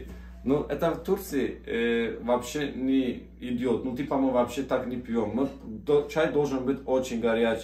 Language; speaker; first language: Russian; non-native, learner; Turkish